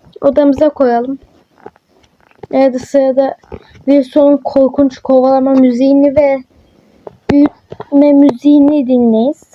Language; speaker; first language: Turkish; native; Turkish